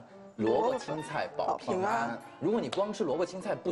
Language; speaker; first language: Chinese; native; Chinese